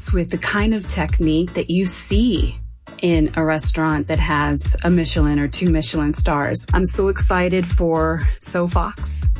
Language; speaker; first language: English; non-native, fluent; Spanish